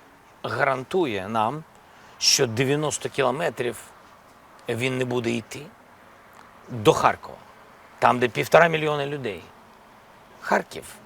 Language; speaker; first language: Ukrainian; non-native, local second language; Russian